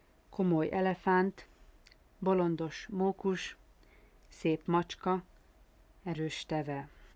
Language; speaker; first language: Hungarian; native; Hungarian